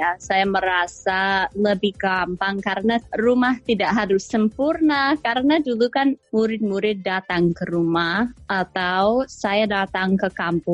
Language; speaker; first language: Indonesian; non-native, fluent; English